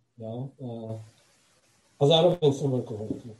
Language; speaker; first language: Czech; non-native, local second language; Slovak